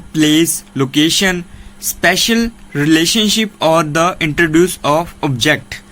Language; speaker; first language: English; non-native, local second language; Punjabi